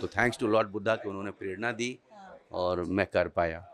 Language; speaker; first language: Hindi; native; Hindi